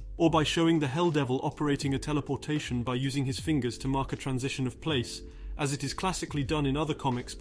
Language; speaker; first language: English; non-native, fluent; French